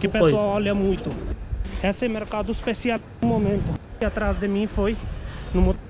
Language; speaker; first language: Portuguese; non-native, learner; Hindi